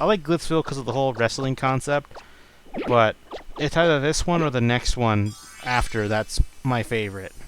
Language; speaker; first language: English; native; English